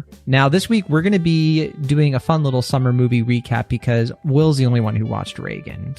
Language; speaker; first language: English; native; English